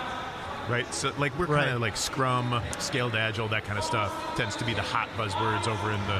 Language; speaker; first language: English; native; English